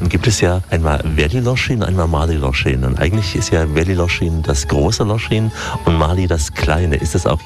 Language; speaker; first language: German; native; German